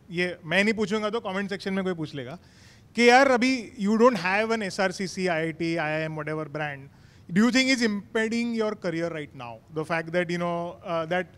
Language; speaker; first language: Hindi; native; Hindi